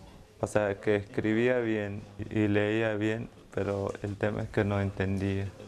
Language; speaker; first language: Spanish; non-native, local second language; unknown